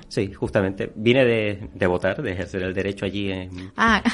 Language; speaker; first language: Spanish; native; Spanish